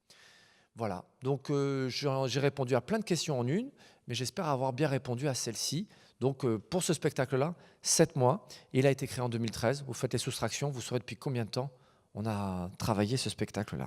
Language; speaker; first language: French; native; French